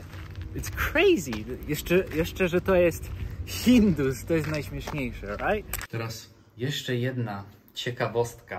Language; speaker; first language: Polish; early bilingual, heritage; Polish